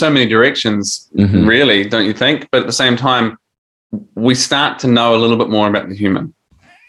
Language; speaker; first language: English; native; English